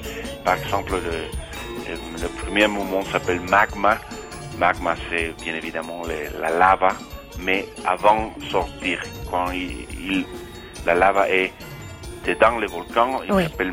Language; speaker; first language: French; non-native, fluent; Spanish